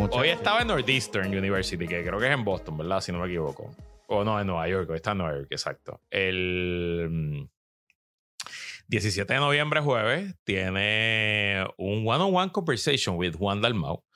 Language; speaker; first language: Spanish; native; Spanish